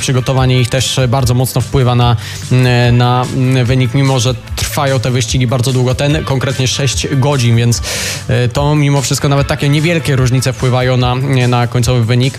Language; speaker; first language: Polish; native; Polish